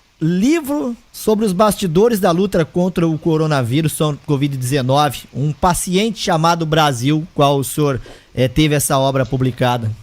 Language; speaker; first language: Portuguese; native; Portuguese